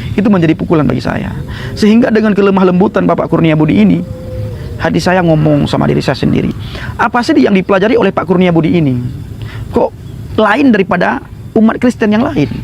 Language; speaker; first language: Indonesian; non-native, local second language; Achinese